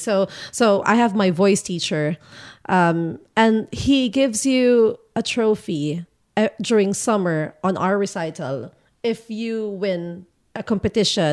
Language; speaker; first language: English; non-native, local second language; Filipino